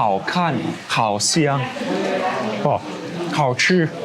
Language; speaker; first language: Chinese; non-native, learner; English